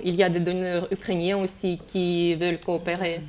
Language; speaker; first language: French; non-native, fluent; Russian